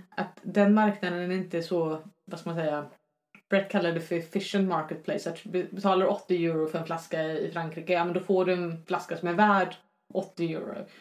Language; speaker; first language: Swedish; native; Swedish